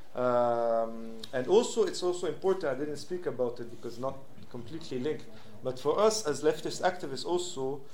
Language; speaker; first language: English; non-native, fluent; French